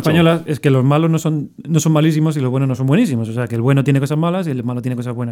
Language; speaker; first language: Spanish; native; Spanish